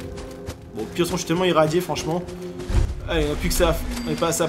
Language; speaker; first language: French; native; French